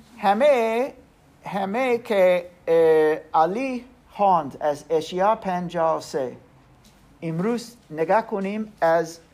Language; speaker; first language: Persian; non-native, learner; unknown